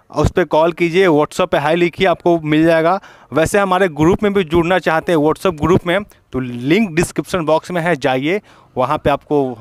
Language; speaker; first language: Hindi; native; Hindi